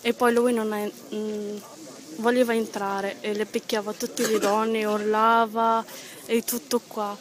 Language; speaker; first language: Italian; non-native, fluent; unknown